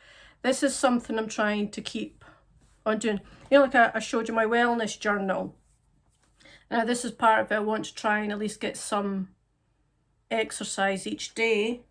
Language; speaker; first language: English; native; English